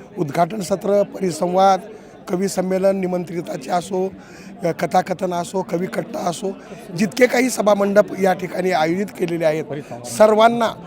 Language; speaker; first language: Marathi; native; Marathi